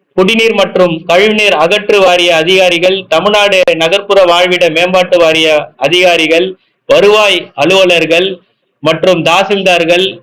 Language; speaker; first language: Tamil; native; Tamil